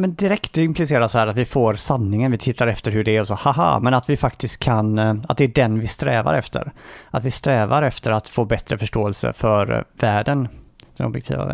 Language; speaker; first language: Swedish; native; Swedish